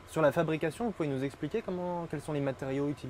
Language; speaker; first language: French; native; French